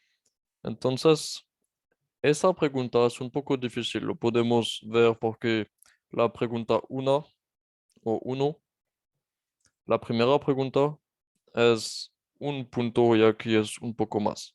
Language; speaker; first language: Spanish; non-native, fluent; French